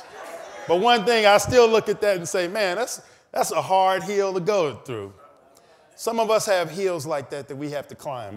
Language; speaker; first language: English; native; English